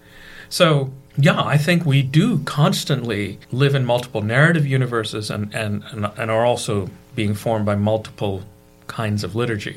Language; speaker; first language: English; non-native, local second language; Malayalam